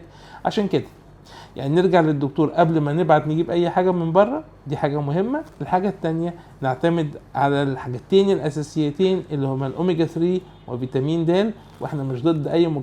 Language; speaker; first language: Arabic; native; Arabic